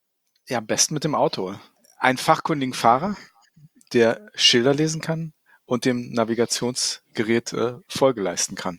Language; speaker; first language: German; native; German